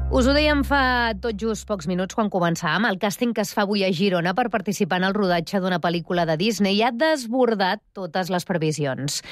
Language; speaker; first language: Catalan; native; Catalan